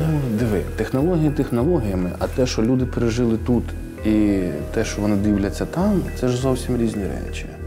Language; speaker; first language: Ukrainian; non-native, local second language; Russian